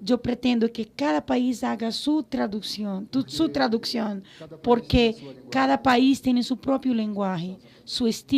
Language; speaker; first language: Spanish; non-native, fluent; Portuguese